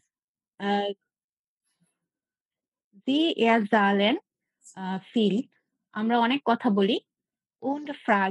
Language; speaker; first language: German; non-native, learner; Bangla